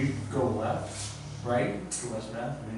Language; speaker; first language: English; native; English